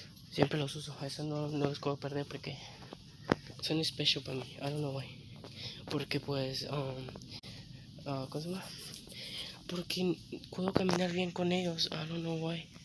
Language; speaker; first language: Spanish; early bilingual, heritage; Spanish